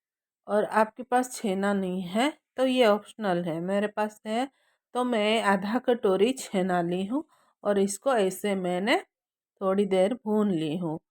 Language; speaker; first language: Hindi; non-native, local second language; Odia